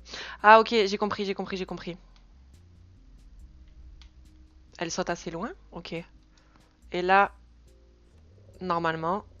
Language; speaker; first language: French; native; French